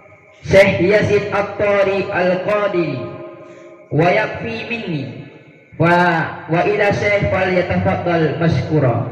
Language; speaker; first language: Arabic; non-native, fluent; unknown